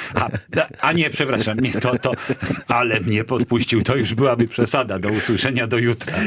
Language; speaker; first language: Polish; native; Polish